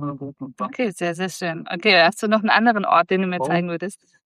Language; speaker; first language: German; native; German